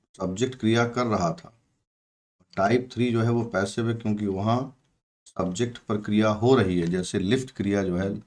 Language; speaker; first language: Hindi; native; Hindi